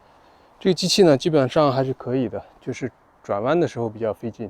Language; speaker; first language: Chinese; native; Chinese